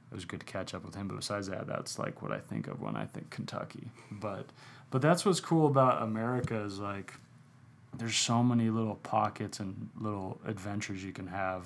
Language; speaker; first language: English; native; English